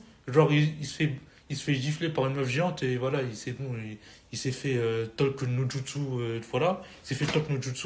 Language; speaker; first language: French; native; French